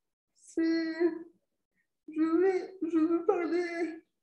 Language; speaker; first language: French; non-native, local second language; Arabic